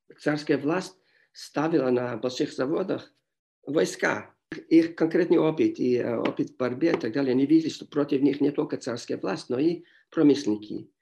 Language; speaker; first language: Russian; non-native, fluent; English